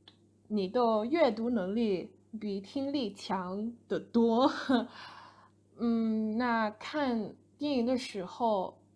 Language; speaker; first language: Chinese; non-native, fluent; English